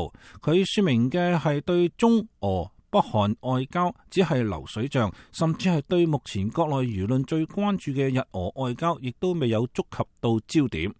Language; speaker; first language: Chinese; native; Chinese